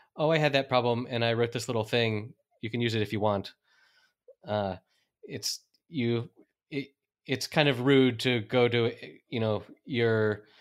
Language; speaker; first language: English; native; English